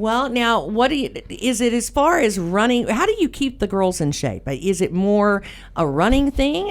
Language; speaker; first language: English; native; English